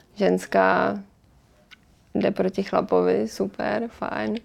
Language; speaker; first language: Czech; native; Czech